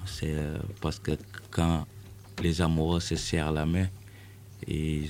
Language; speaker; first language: French; non-native, local second language; Wolof